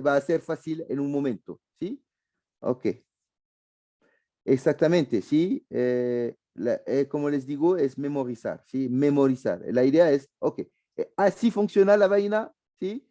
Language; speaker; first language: Spanish; non-native, fluent; French